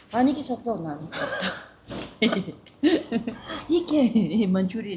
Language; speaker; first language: Hindi; non-native, learner; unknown